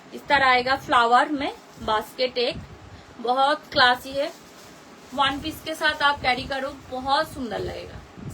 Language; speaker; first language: Hindi; non-native, local second language; Bangla